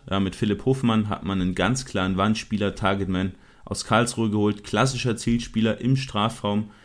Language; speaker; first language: German; native; German